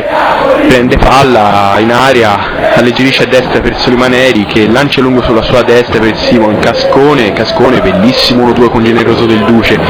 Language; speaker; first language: Italian; native; Italian